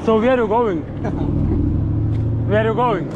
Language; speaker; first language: English; non-native, learner; Lithuanian